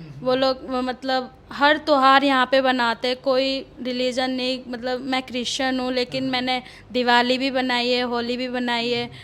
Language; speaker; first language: Hindi; early bilingual, other home language; Odia